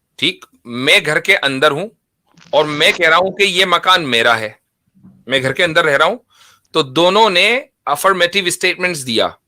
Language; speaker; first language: Hindi; native; Hindi